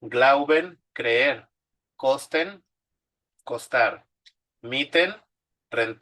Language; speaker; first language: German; non-native, fluent; Spanish